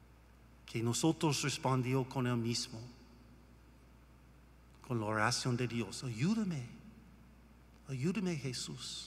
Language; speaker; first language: Spanish; non-native, learner; English